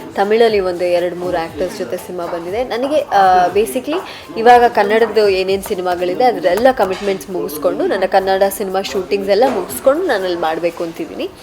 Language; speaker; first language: Kannada; non-native, local second language; Kodava